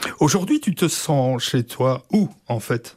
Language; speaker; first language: French; native; French